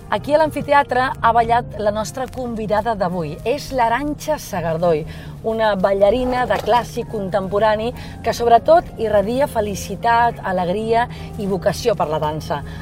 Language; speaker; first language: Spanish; non-native, local second language; Catalan